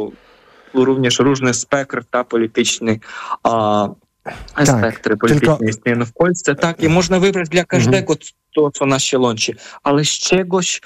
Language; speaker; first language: Polish; non-native, fluent; Ukrainian